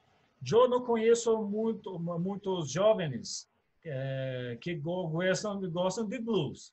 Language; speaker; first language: Spanish; non-native, learner; Portuguese